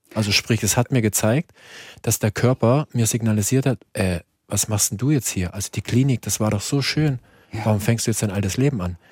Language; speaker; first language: German; native; German